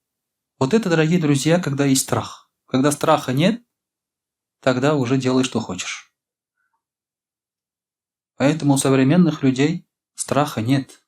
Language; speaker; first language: Russian; non-native, local second language; Tatar